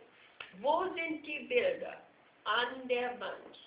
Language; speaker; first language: German; non-native, fluent; English